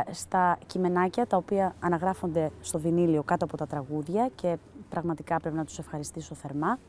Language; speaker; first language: Greek; early bilingual, heritage; Greek